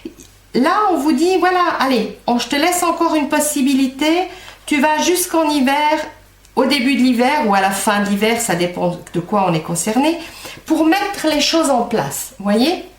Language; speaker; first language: French; native; French